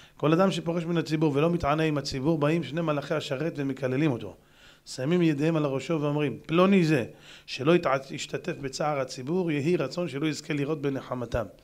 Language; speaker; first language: Hebrew; native; Hebrew